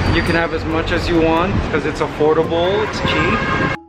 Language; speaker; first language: English; native; English